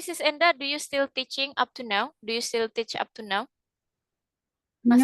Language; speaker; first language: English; non-native, fluent; Indonesian